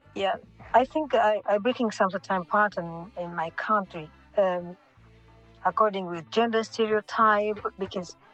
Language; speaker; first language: English; non-native, local second language; Swahili